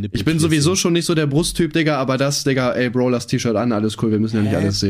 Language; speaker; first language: German; native; German